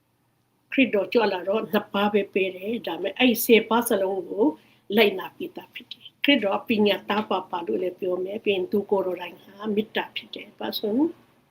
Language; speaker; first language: Burmese; non-native, local second language; Hakha Chin